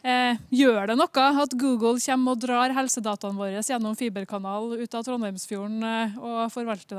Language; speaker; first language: Norwegian; native; Norwegian